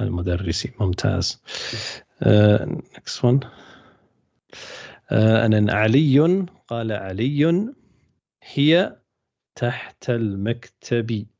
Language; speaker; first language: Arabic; non-native, fluent; English